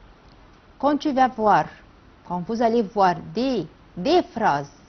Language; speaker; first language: French; non-native, fluent; Arabic